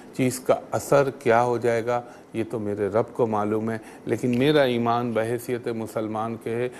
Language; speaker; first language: Urdu; native; Urdu